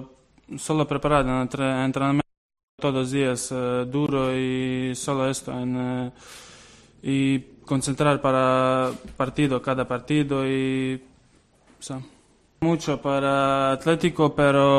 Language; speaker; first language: Spanish; non-native, learner; Serbian